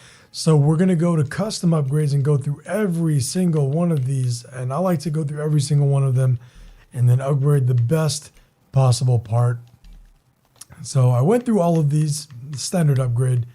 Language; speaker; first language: English; native; English